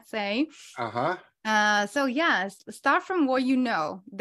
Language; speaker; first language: English; non-native, fluent; Italian